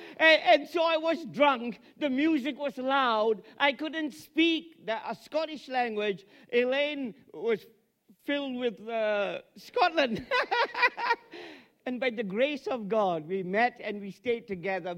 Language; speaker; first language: English; non-native, local second language; Tamil